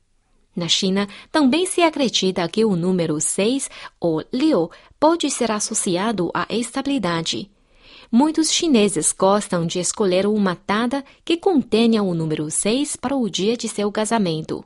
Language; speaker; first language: Portuguese; non-native, fluent; Chinese